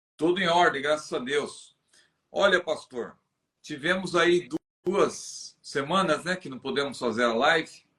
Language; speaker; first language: Portuguese; native; Portuguese